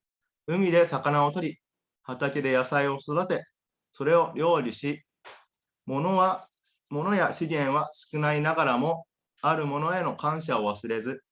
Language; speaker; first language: Japanese; native; Japanese